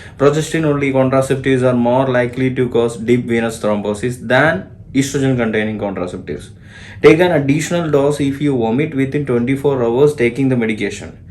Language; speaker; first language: English; non-native, local second language; Malayalam